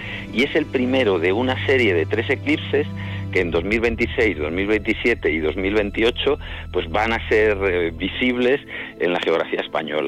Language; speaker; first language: Spanish; native; Spanish